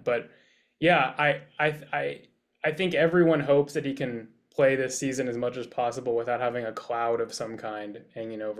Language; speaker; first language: English; native; English